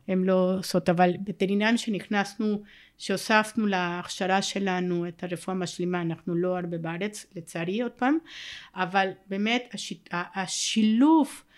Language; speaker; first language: Hebrew; non-native, fluent; Spanish